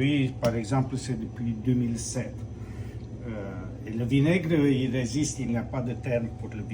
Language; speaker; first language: French; non-native, fluent; Romanian